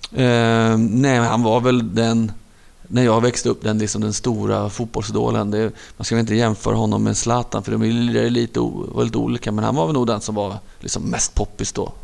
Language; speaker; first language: Swedish; native; Swedish